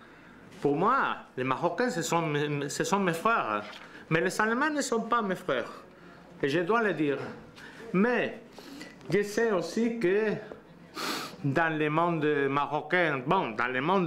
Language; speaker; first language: French; non-native, learner; Spanish